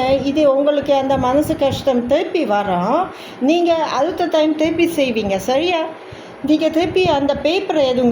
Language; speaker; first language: Tamil; non-native, learner; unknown